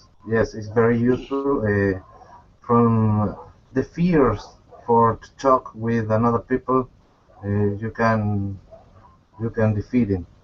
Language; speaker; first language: English; non-native, learner; Spanish